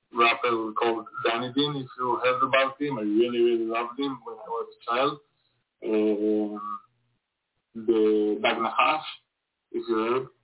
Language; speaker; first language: English; non-native, learner; Hebrew